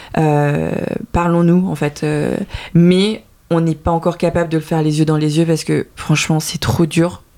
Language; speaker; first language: French; early bilingual, other home language; Vietnamese